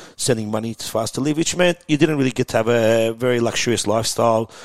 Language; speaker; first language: English; early bilingual, other home language; Persian